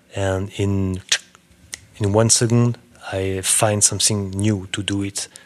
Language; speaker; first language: English; non-native, learner; French